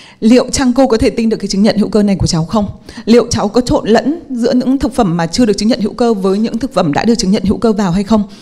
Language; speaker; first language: Vietnamese; native; Vietnamese